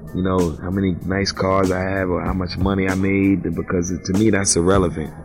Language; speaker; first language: English; native; English